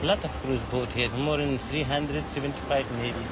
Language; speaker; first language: English; non-native, fluent; Arabic